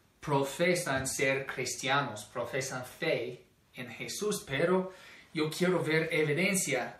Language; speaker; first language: Spanish; non-native, fluent; English